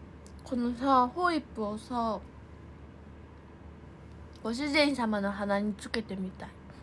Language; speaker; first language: Japanese; native; Japanese